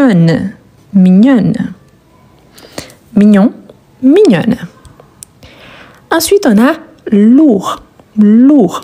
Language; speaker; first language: French; native; French